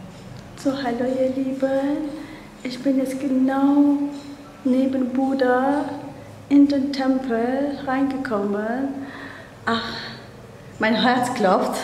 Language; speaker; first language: German; non-native, fluent; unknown